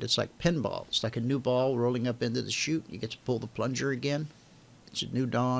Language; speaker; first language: English; native; English